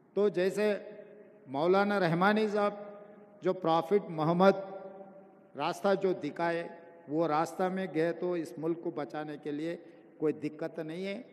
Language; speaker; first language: Hindi; non-native, local second language; Telugu